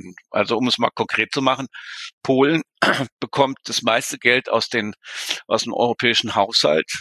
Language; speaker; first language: German; native; German